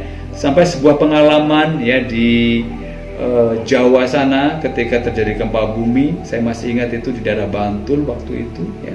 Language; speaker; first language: Indonesian; native; Indonesian